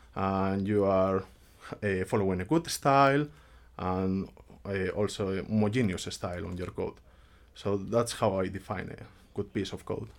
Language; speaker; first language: English; non-native, fluent; Spanish